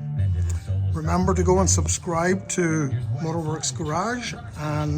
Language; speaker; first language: English; native; English